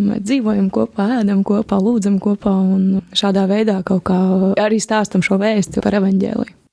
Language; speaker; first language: Latvian; native; Latvian